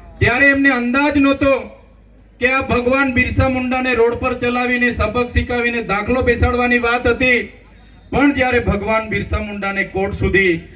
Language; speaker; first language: Gujarati; non-native, local second language; Vasavi